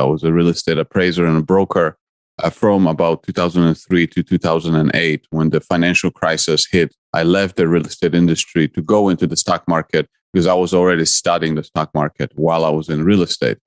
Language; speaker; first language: English; non-native, fluent; Polish